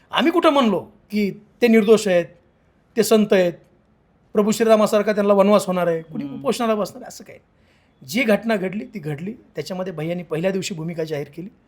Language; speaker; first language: Marathi; native; Marathi